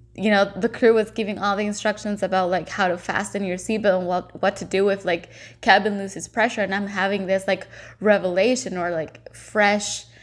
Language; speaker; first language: English; non-native, fluent; Spanish